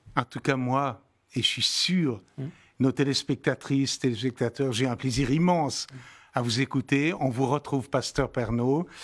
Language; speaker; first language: French; native; French